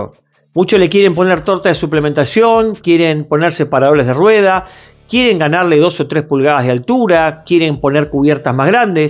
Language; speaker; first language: Spanish; native; Spanish